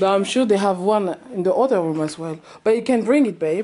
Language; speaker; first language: English; non-native, fluent; French